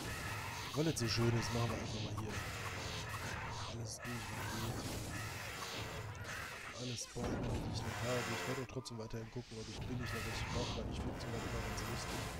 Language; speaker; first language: German; native; German